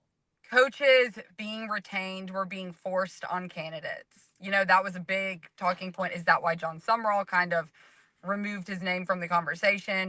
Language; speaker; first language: English; native; English